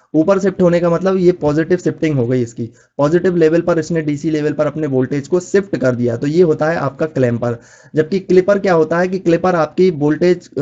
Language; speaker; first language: Hindi; native; Hindi